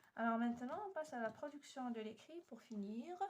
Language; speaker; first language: French; non-native, local second language; Arabic